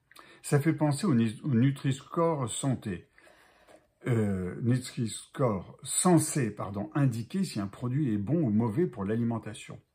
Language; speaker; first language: French; native; French